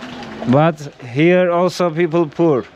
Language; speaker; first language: English; non-native, learner; Turkish